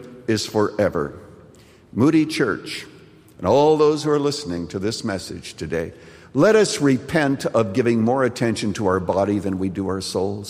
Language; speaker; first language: English; native; English